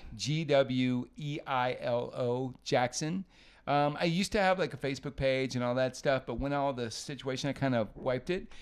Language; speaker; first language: English; native; English